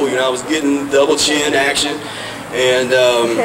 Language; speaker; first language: English; native; English